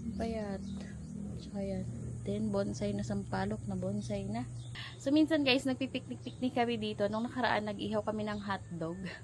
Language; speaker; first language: Filipino; native; Filipino